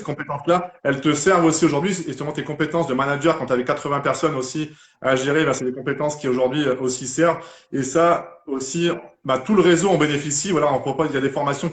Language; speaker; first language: French; native; French